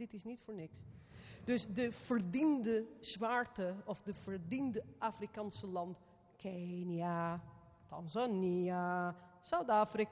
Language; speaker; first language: Dutch; non-native, fluent; Portuguese